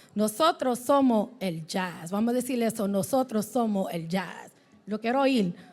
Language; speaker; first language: Spanish; early bilingual, heritage; Spanish